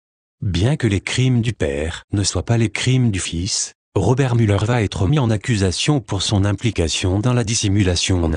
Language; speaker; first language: French; native; French